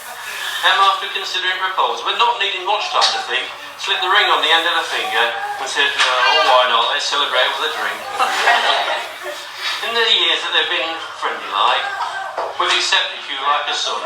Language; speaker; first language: English; native; English